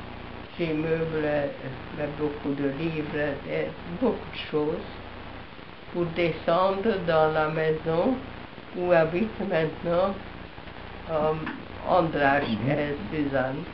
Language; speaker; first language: French; non-native, fluent; Hungarian